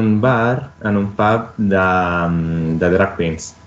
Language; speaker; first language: Catalan; non-native, learner; Italian